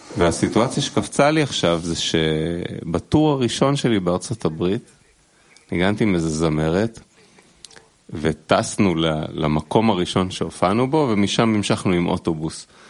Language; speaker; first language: Hebrew; native; Hebrew